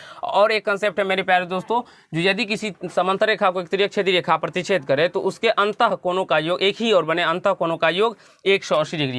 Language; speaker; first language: Hindi; native; Hindi